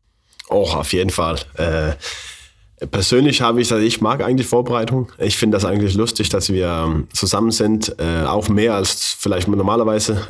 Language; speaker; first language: German; non-native, learner; Faroese